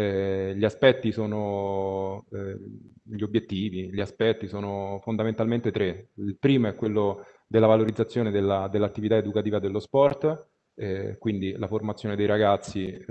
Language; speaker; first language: Italian; native; Italian